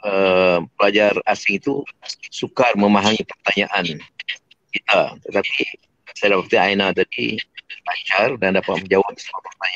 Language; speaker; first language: Malay; native; Malay